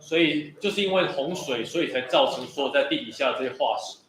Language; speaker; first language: Chinese; native; Chinese